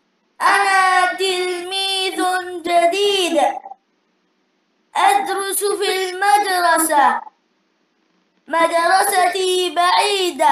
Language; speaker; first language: Arabic; non-native, learner; Thai